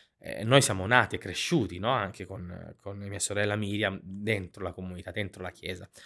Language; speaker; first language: Italian; native; Italian